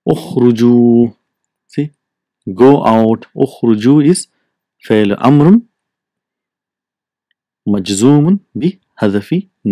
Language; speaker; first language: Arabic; non-native, fluent; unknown